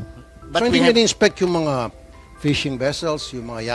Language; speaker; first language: Filipino; native; Filipino